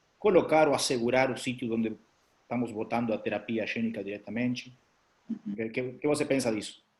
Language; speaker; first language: Portuguese; non-native, learner; Spanish